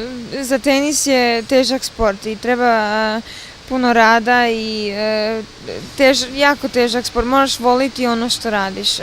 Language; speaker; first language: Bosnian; early bilingual, other home language; Serbian